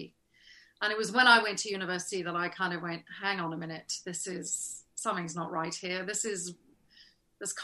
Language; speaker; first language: English; native; English